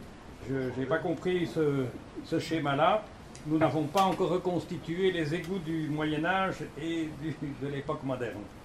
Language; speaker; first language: French; native; French